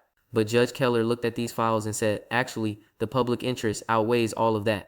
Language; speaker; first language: English; native; English